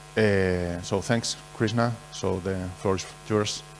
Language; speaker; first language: English; non-native, fluent; Galician